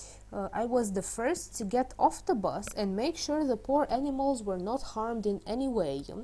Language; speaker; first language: English; non-native, fluent; Romanian